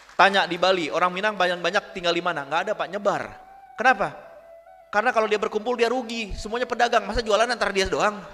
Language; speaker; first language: Indonesian; non-native, local second language; Minangkabau